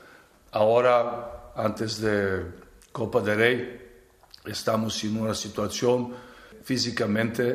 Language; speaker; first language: Spanish; non-native, fluent; Serbian